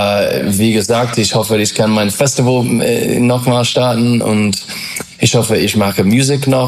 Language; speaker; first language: German; non-native, learner; English